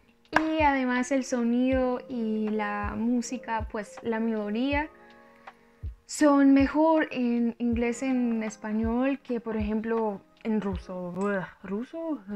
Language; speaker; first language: Spanish; non-native, learner; Russian